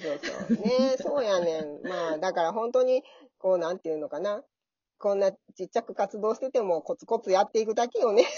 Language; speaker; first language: Japanese; native; Japanese